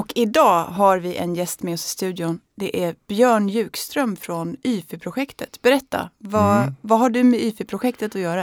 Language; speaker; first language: Swedish; native; Swedish